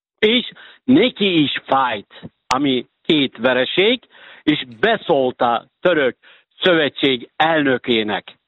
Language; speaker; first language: Hungarian; non-native, fluent; Turkish